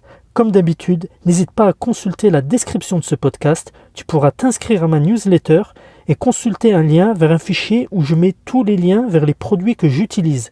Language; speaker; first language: French; native; French